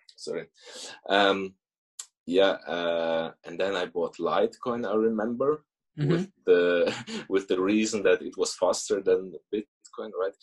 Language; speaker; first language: English; early bilingual, other home language; Russian